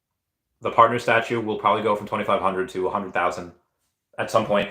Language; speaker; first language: English; native; English